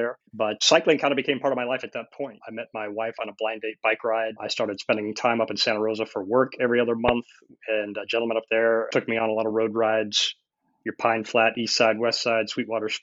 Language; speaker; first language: English; native; English